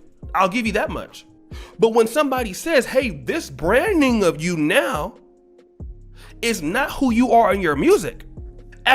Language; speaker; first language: English; native; English